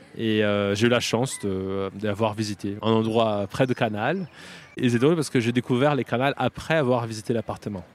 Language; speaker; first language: French; non-native, fluent; Portuguese